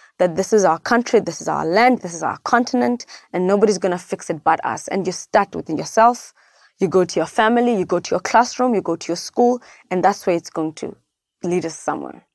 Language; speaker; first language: English; non-native, local second language; Xhosa